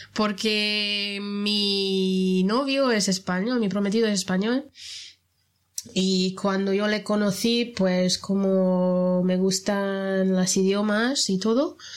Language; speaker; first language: Spanish; non-native, fluent; English